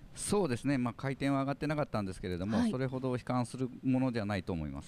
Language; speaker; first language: Japanese; native; Japanese